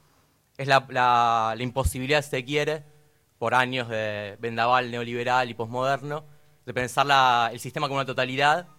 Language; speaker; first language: Spanish; native; Spanish